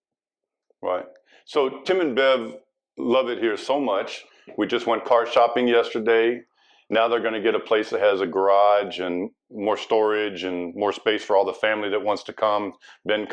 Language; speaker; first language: English; native; English